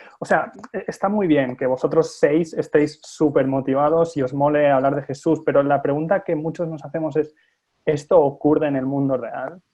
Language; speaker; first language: Spanish; native; Spanish